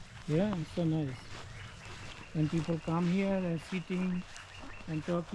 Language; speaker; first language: English; non-native, learner; Hindi